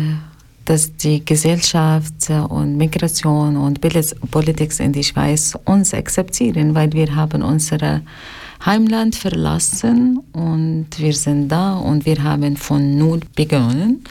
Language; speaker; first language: German; non-native, learner; Arabic